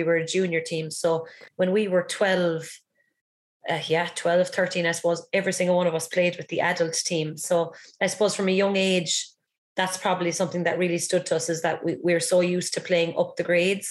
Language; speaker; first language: English; native; English